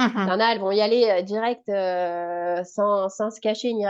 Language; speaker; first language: French; native; French